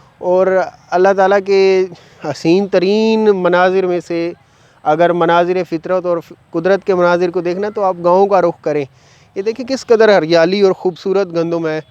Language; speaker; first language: Urdu; non-native, local second language; Punjabi